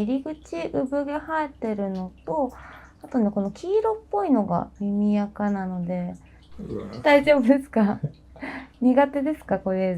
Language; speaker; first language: Japanese; native; Japanese